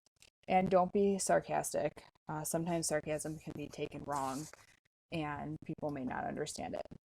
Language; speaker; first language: English; native; English